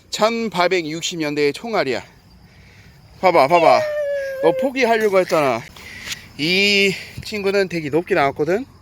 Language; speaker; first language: Korean; non-native, fluent; English